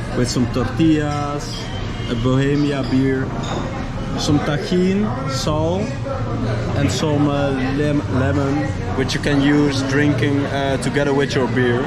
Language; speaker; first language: English; non-native, fluent; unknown